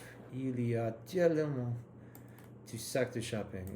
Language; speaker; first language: French; non-native, learner; English